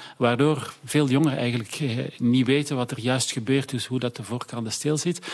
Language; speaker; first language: Dutch; native; Dutch